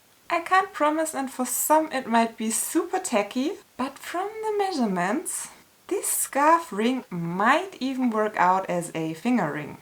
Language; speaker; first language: English; non-native, fluent; German